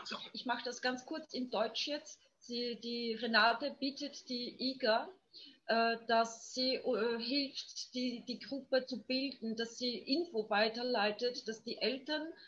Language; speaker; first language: German; non-native, fluent; Polish